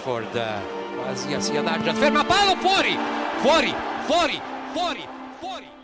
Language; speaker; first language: Italian; native; Italian